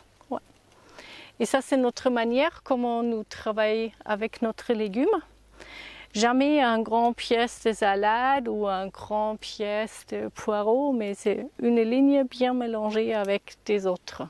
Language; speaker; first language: French; non-native, learner; German